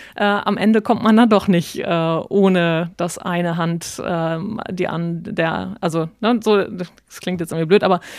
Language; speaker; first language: German; native; German